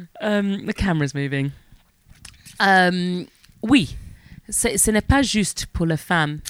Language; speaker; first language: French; non-native, learner; English